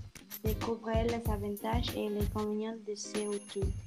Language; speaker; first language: French; non-native, learner; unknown